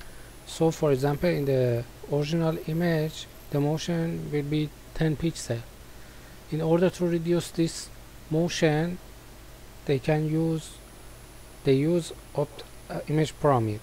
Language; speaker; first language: English; non-native, fluent; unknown